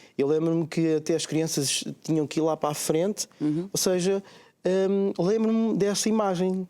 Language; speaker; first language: Portuguese; native; Portuguese